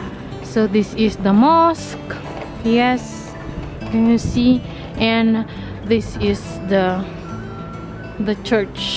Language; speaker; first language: English; non-native, local second language; Filipino